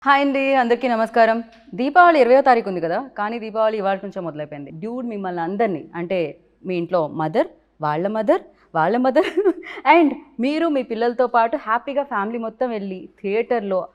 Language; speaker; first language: Telugu; native; Telugu